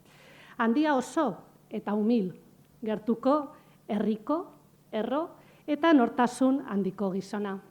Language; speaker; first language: Basque; native; Basque